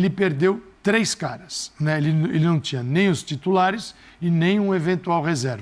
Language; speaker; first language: Portuguese; native; Portuguese